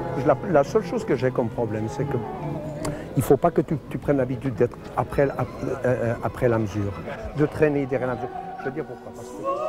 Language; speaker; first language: French; native; French